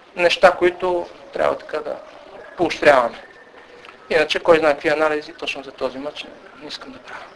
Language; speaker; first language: Bulgarian; native; Bulgarian